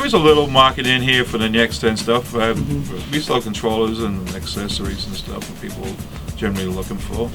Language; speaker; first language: English; non-native, fluent; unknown